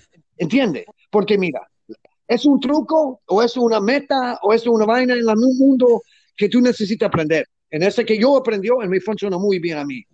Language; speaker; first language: Spanish; non-native, learner; English